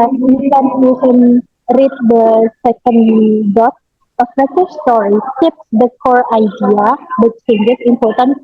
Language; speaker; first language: English; non-native, learner; Indonesian